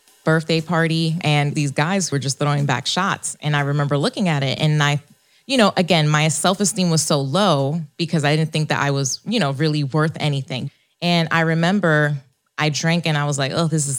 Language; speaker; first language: English; early bilingual, other home language; Spanish